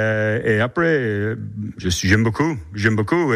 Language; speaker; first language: French; non-native, learner; English